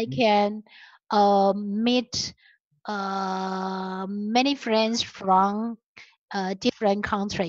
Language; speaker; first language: English; non-native, learner; Chinese